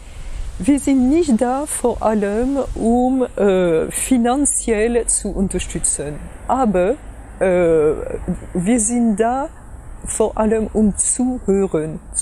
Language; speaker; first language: German; non-native, fluent; French